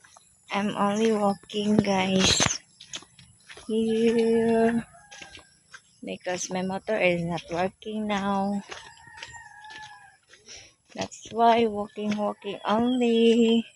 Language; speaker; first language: English; non-native, local second language; Filipino